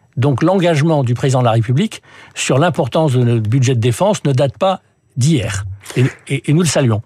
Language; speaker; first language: French; early bilingual, other home language; English